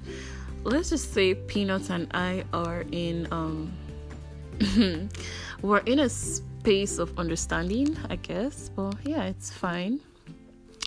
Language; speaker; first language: English; non-native, local second language; Igbo